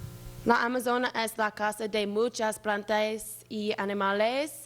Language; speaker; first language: Spanish; non-native, learner; English